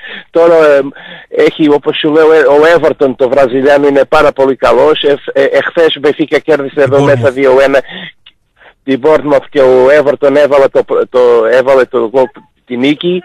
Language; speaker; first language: Greek; non-native, fluent; Portuguese